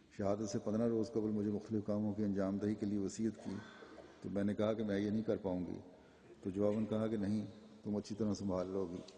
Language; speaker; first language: Urdu; native; Urdu